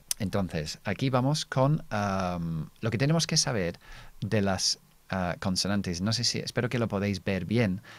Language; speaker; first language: Spanish; non-native, fluent; English